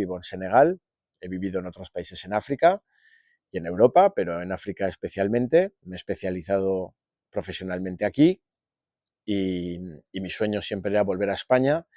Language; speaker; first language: Spanish; native; Spanish